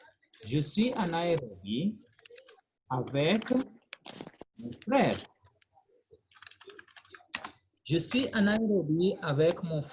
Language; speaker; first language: French; non-native, fluent; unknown